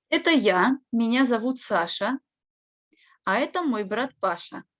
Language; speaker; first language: Russian; non-native, fluent; Spanish